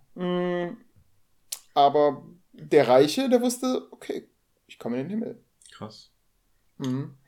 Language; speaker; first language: German; non-native, fluent; Polish